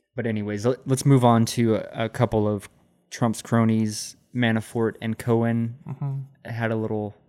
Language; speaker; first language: English; native; English